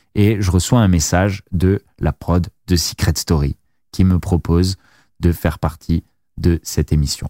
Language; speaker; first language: French; native; French